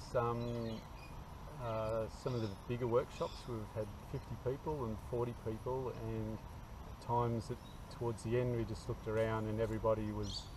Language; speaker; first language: English; native; English